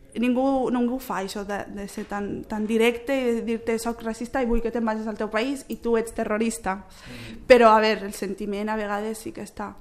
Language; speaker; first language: Catalan; early bilingual, other home language; Arabic